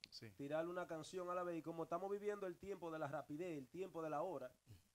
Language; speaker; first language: Spanish; early bilingual, heritage; Spanish